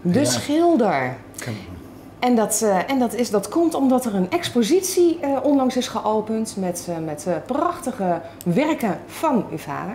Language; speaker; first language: Dutch; native; Dutch